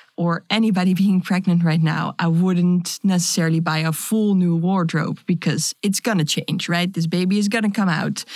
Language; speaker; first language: English; non-native, fluent; Dutch